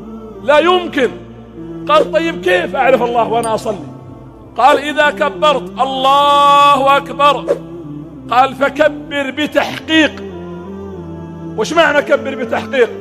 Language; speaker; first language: Arabic; native; Arabic